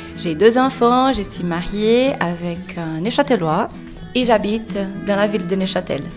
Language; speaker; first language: French; non-native, fluent; Portuguese